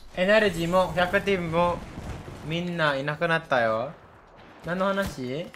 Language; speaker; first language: Japanese; non-native, fluent; English